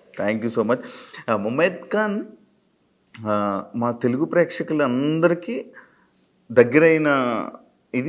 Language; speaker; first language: Telugu; native; Telugu